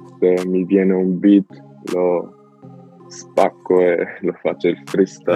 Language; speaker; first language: Italian; non-native, learner; Albanian